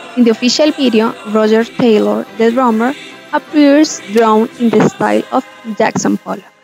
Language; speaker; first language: English; non-native, fluent; Spanish